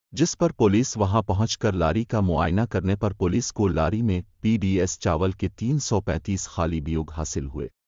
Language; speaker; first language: Urdu; native; Urdu